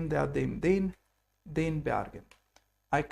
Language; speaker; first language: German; non-native, fluent; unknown